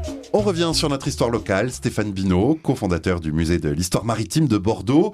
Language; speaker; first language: French; native; French